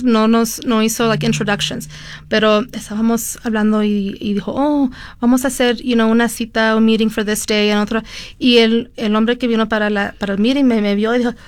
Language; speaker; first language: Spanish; early bilingual, heritage; Spanish